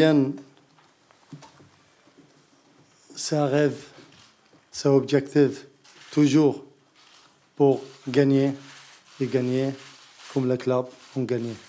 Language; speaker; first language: French; non-native, learner; Arabic